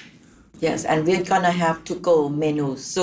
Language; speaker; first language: English; non-native, learner; Thai